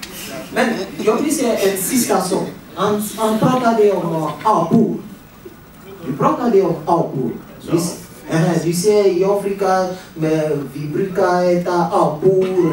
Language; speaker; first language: Swedish; non-native, learner; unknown